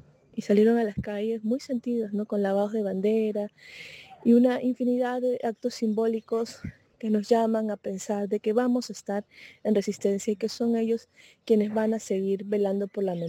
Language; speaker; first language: Spanish; native; Spanish